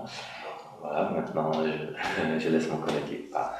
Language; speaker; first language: French; non-native, fluent; Uyghur